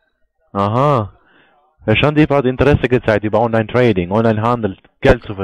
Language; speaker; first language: German; non-native, learner; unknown